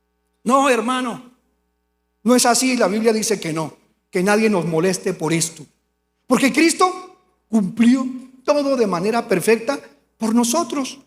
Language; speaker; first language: Spanish; native; Spanish